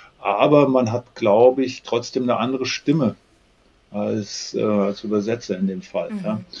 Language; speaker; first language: German; native; German